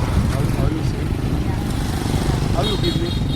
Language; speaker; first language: English; non-native, learner; Hebrew